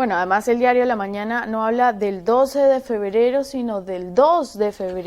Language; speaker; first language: Spanish; native; Spanish